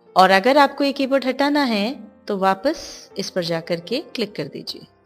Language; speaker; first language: Hindi; native; Hindi